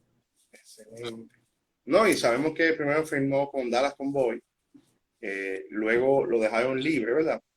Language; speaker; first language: Spanish; native; Spanish